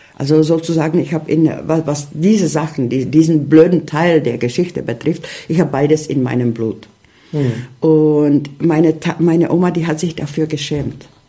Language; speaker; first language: German; non-native, fluent; Czech